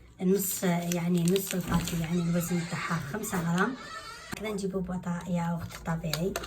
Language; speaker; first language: Arabic; native; Arabic